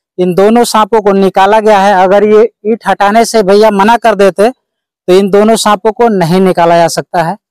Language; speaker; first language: Hindi; native; Hindi